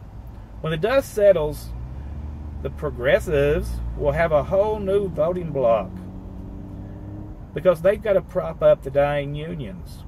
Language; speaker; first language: English; native; English